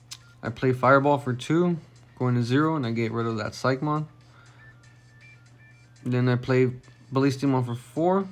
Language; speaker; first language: English; native; English